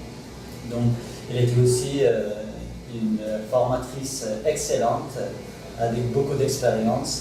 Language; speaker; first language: French; non-native, fluent; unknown